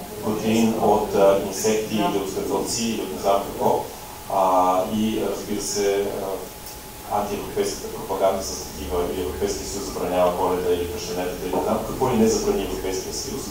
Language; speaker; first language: Bulgarian; native; Bulgarian